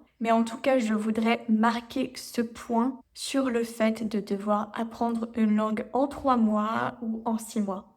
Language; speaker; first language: French; native; French